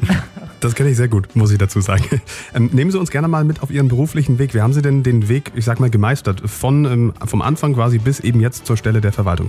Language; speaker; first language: German; native; German